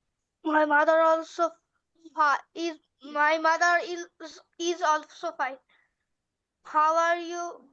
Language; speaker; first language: English; non-native, learner; Bangla